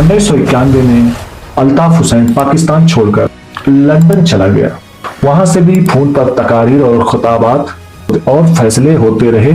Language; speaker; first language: Urdu; native; Urdu